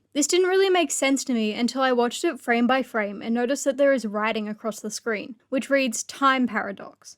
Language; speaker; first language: English; native; English